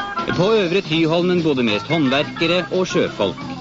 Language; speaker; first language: Norwegian; native; Norwegian